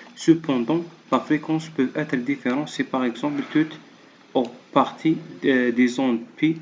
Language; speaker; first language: French; non-native, local second language; Arabic